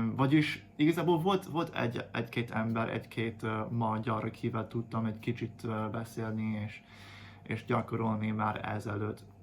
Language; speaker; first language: Hungarian; non-native, fluent; English